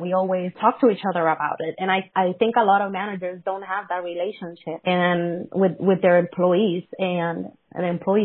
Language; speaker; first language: English; non-native, fluent; Spanish